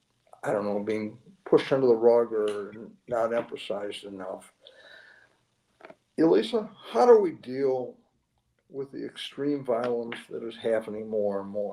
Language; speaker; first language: English; native; English